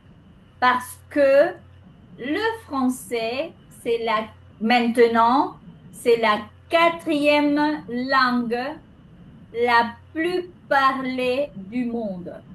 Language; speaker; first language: French; non-native, fluent; Spanish